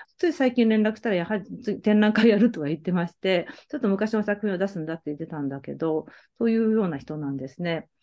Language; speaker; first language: Japanese; native; Japanese